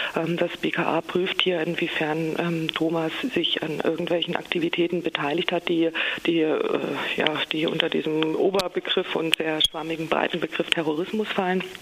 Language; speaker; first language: German; native; German